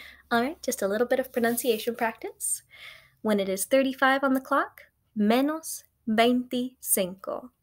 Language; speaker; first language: English; native; English